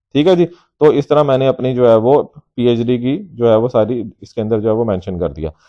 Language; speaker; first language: Urdu; native; Urdu